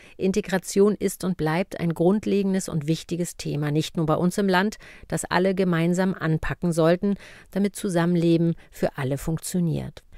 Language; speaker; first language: German; native; German